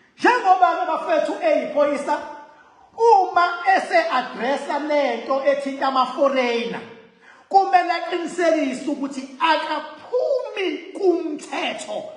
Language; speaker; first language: Zulu; native; Zulu